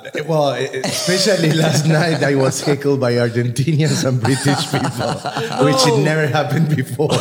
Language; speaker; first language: English; non-native, fluent; Spanish